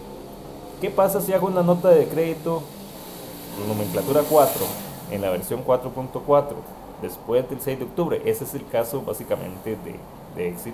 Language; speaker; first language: Spanish; native; Spanish